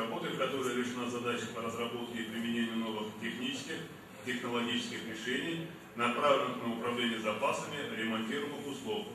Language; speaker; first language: Russian; native; Russian